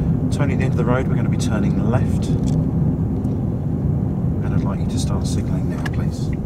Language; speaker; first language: English; native; English